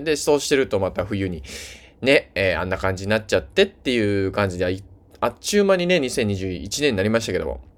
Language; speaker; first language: Japanese; native; Japanese